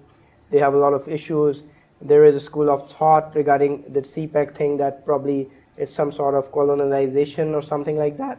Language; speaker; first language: English; non-native, fluent; Urdu